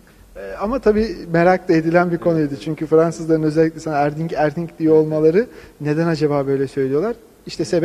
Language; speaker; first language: Turkish; native; Turkish